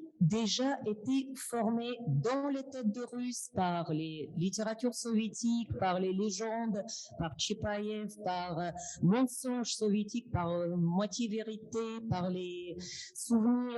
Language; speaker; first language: French; non-native, fluent; Russian